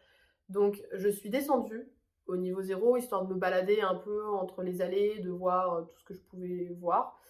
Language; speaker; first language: French; native; French